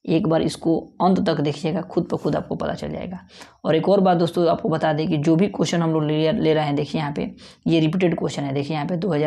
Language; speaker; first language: Hindi; native; Hindi